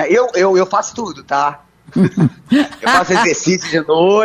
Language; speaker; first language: Portuguese; native; Portuguese